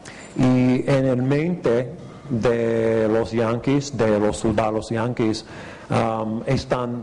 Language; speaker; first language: Spanish; non-native, fluent; English